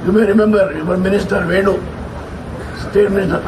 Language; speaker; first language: English; non-native, local second language; Kannada